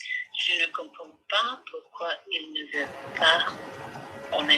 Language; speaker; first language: French; non-native, learner; Turkish